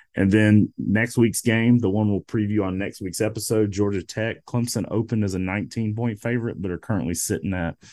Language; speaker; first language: English; native; English